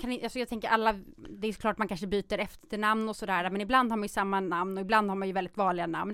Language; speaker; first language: Swedish; native; Swedish